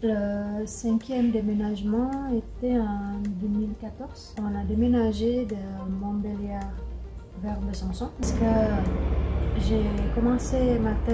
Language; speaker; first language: French; non-native, fluent; Indonesian